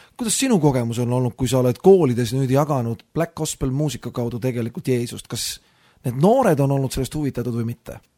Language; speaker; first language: Estonian; native; Estonian